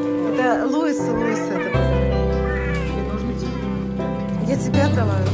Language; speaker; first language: Russian; native; Russian